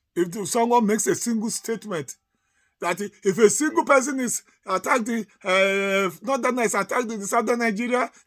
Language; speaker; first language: English; non-native, local second language; Yoruba